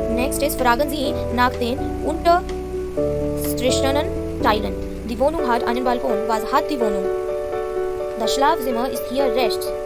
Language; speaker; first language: German; non-native, fluent; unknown